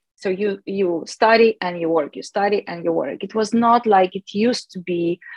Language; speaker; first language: English; non-native, fluent; Russian